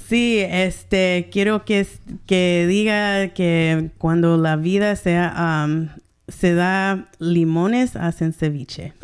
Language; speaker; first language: Spanish; early bilingual, heritage; Spanish